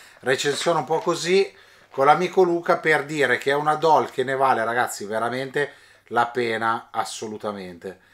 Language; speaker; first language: Italian; native; Italian